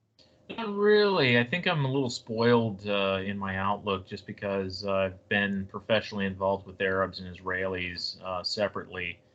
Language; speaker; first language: English; native; English